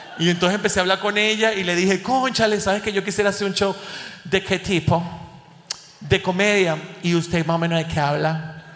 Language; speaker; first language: Spanish; native; Spanish